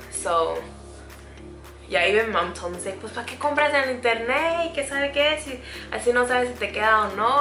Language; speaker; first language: Spanish; early bilingual, heritage; Spanish